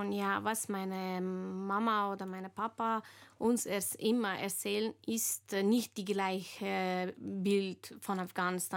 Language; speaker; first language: German; non-native, learner; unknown